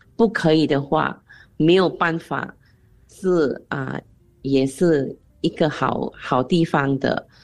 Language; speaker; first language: Chinese; non-native, local second language; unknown